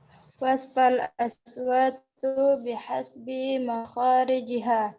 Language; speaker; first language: Arabic; non-native, learner; Indonesian